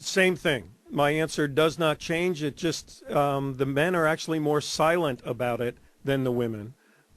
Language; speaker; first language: English; native; English